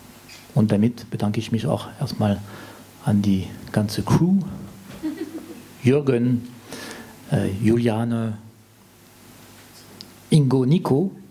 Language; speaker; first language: German; non-native, fluent; French